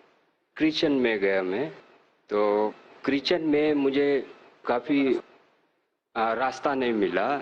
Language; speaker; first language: Hindi; non-native, local second language; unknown